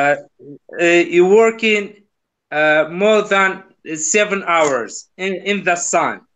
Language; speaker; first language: English; non-native, learner; Kurdish